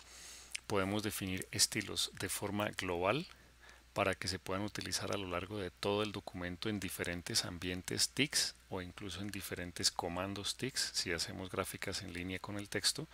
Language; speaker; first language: Spanish; native; Spanish